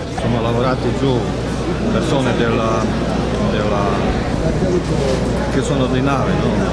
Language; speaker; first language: Italian; non-native, learner; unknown